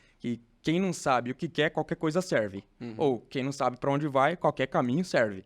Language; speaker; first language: Portuguese; native; Portuguese